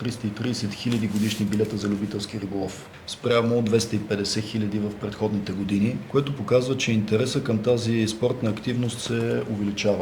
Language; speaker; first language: Bulgarian; native; Bulgarian